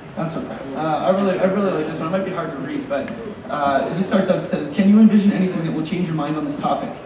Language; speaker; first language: English; native; English